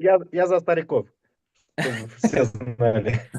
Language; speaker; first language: Russian; non-native, fluent; Romanian